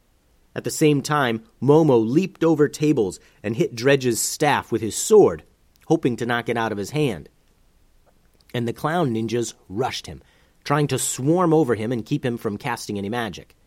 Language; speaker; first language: English; native; English